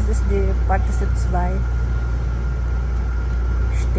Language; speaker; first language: German; non-native, learner; Filipino